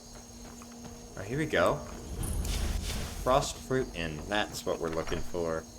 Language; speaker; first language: English; native; English